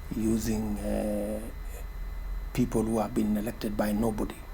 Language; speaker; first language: English; non-native, local second language; Kalenjin